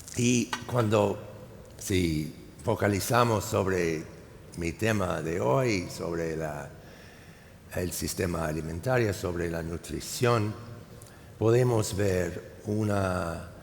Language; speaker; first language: Spanish; non-native, fluent; English